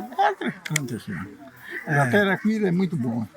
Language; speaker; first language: Italian; early bilingual, heritage; Portuguese